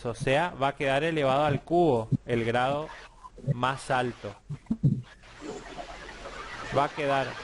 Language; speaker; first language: Spanish; native; Spanish